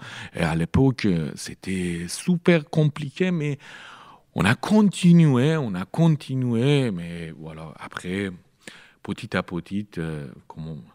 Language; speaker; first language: French; non-native, learner; Persian